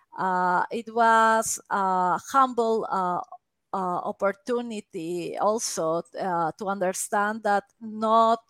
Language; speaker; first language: English; non-native, fluent; Spanish